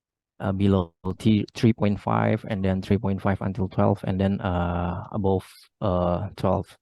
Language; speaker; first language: English; non-native, learner; Indonesian